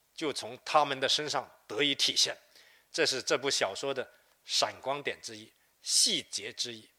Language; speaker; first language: Chinese; native; Chinese